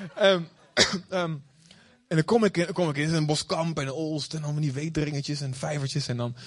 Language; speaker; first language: Dutch; native; Dutch